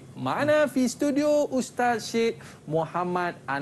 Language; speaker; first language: Arabic; non-native, fluent; Malay